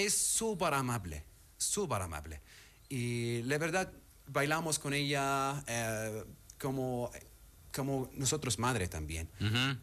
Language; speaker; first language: Spanish; non-native, learner; Arabic